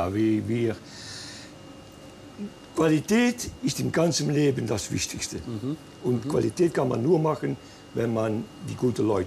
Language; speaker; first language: German; non-native, fluent; Dutch